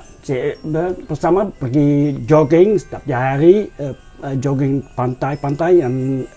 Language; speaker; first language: Indonesian; non-native, learner; Dutch